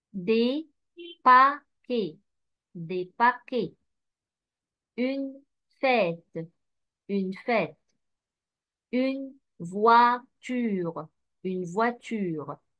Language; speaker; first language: French; non-native, fluent; Arabic